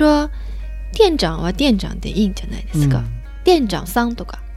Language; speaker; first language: Japanese; non-native, fluent; Chinese